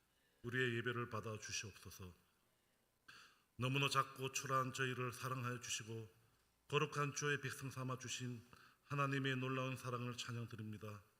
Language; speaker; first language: Korean; native; Korean